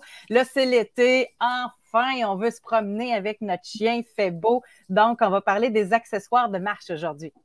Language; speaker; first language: French; native; French